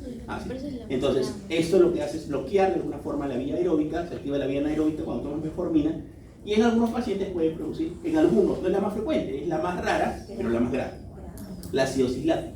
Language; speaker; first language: Spanish; native; Spanish